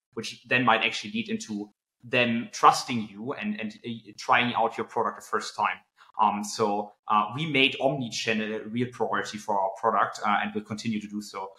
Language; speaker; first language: English; non-native, fluent; German